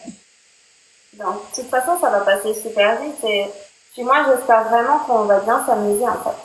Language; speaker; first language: French; native; French